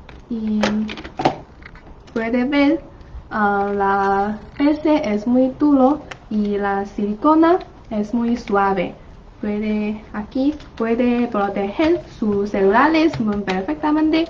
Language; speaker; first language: Spanish; non-native, learner; Chinese